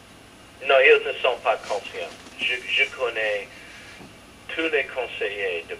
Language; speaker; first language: French; non-native, fluent; English